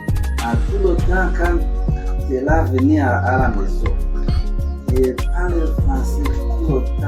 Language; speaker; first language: French; non-native, learner; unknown